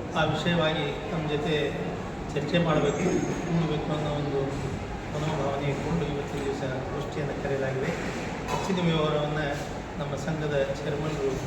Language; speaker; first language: Kannada; native; Kannada